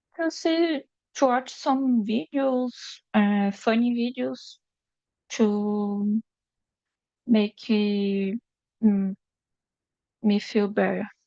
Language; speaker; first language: English; non-native, learner; Portuguese